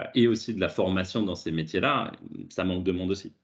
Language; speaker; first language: French; native; French